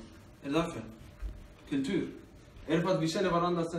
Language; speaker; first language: Swedish; early bilingual, other home language; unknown